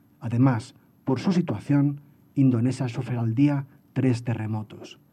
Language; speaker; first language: Spanish; native; Spanish